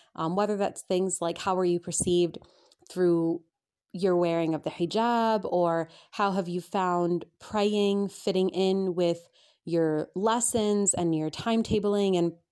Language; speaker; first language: English; native; English